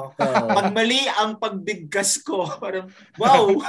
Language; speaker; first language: Filipino; native; Filipino